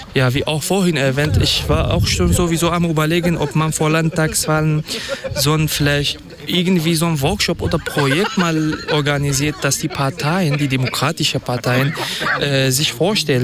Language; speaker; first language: German; non-native, fluent; Kurdish